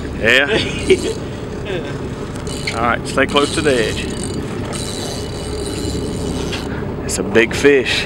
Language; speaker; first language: English; native; English